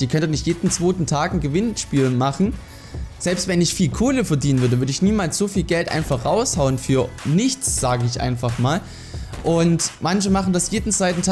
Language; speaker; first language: German; native; German